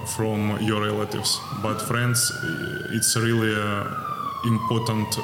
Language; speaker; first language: English; non-native, learner; Ukrainian